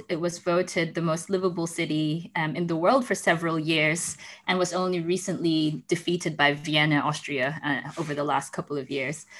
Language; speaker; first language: English; non-native, local second language; Filipino